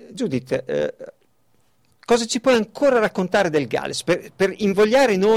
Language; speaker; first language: Italian; native; Italian